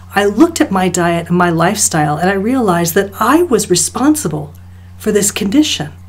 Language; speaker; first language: English; native; English